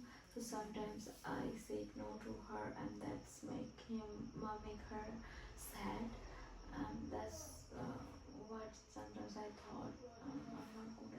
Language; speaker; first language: English; non-native, fluent; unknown